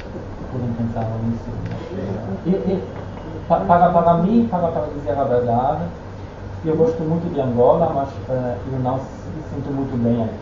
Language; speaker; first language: Portuguese; non-native, fluent; Dutch